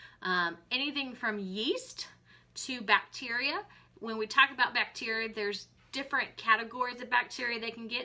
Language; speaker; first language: English; native; English